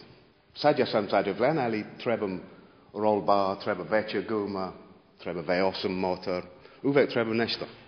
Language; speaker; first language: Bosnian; non-native, learner; English